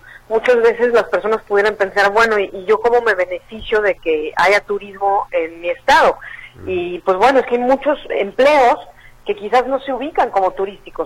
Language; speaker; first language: Spanish; native; Spanish